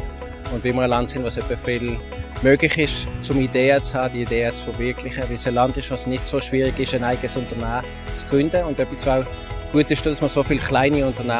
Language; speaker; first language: German; non-native, fluent; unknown